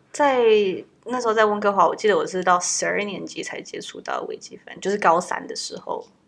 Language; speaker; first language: Chinese; native; Chinese